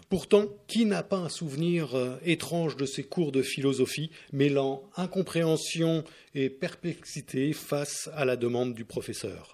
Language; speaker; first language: French; native; French